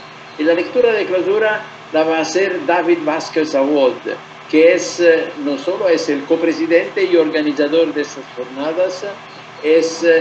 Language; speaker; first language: Spanish; non-native, fluent; Italian